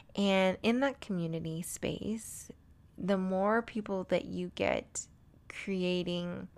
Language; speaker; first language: English; native; English